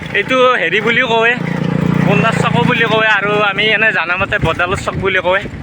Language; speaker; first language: Assamese; non-native, local second language; Bangla